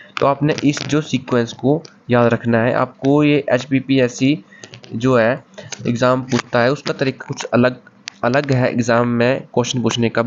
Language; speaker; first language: Hindi; native; Hindi